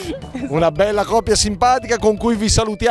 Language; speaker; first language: Italian; native; Italian